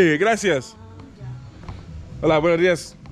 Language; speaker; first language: Spanish; non-native, learner; English